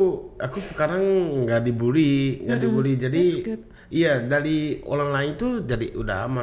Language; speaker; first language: Indonesian; non-native, learner; Japanese